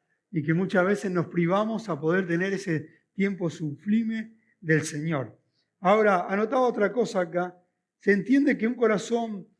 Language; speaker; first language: Spanish; native; Spanish